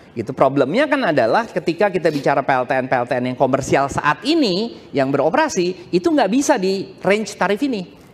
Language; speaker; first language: Indonesian; native; Indonesian